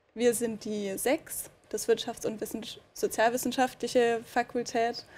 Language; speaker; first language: German; native; German